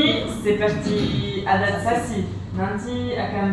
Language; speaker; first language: Indonesian; non-native, learner; French